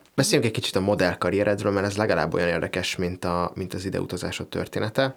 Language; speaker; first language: Hungarian; native; Hungarian